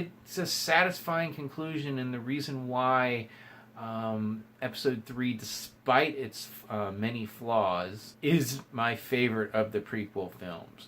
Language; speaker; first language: English; native; English